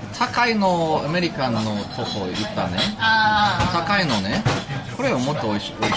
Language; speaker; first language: Japanese; non-native, learner; English